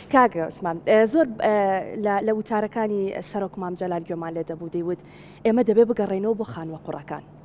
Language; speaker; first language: Central Kurdish; native; Central Kurdish